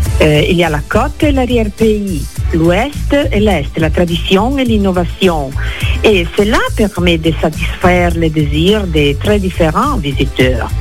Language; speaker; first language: French; non-native, fluent; Italian